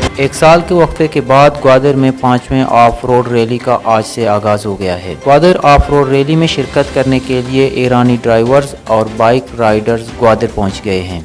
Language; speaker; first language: Urdu; non-native, local second language; Baluchi